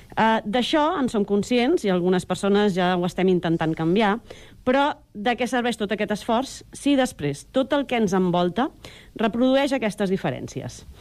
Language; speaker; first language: Catalan; native; Catalan